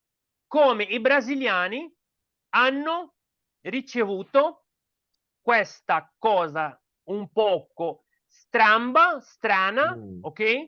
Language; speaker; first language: Italian; non-native, learner; Portuguese